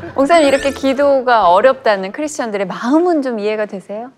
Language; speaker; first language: Korean; native; Korean